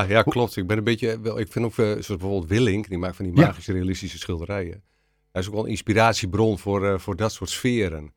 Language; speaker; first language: Dutch; native; Dutch